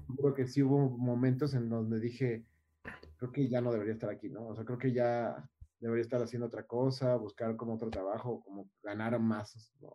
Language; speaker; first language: Spanish; native; Spanish